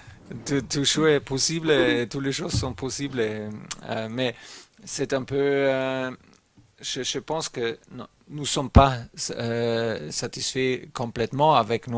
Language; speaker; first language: French; non-native, learner; German